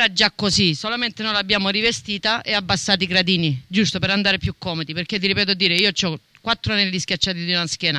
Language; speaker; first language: Italian; native; Italian